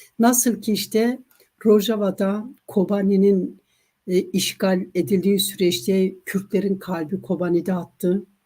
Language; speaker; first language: Turkish; non-native, local second language; Kurdish